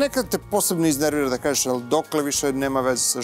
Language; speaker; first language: Serbian; native; Serbian